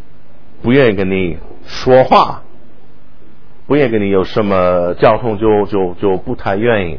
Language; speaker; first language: Chinese; non-native, fluent; English